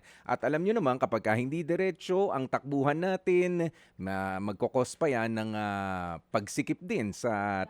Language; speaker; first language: Filipino; native; Filipino